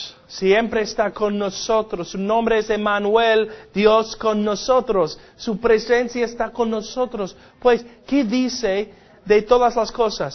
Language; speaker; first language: Spanish; non-native, fluent; English